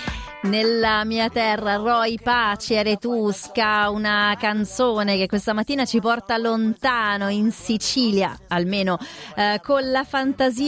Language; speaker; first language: Italian; native; Italian